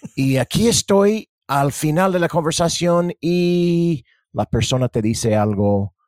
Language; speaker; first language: Spanish; non-native, fluent; English